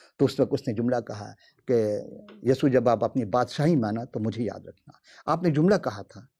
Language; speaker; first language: Urdu; native; Urdu